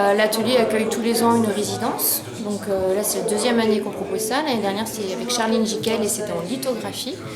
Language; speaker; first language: French; native; French